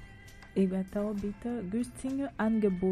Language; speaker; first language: German; non-native, fluent; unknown